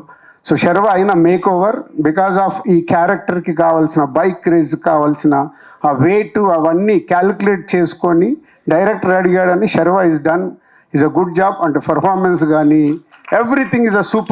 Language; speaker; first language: Telugu; native; Telugu